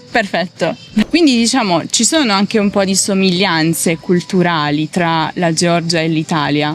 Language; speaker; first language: Italian; native; Italian